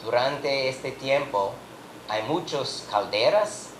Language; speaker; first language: Spanish; non-native, learner; English